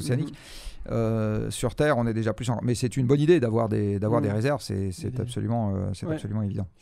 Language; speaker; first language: French; native; French